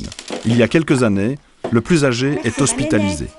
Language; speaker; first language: French; native; French